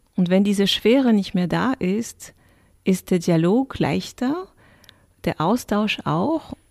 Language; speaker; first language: German; non-native, fluent; French